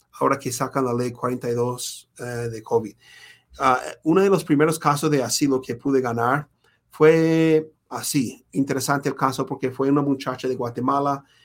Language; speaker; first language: Spanish; non-native, fluent; English